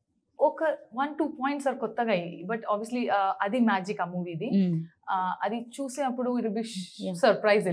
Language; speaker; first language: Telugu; non-native, learner; Kannada